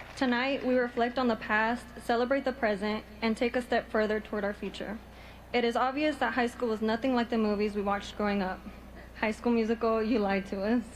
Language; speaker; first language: English; early bilingual, other home language; Spanish